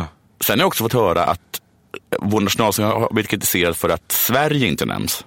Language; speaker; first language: Swedish; native; Swedish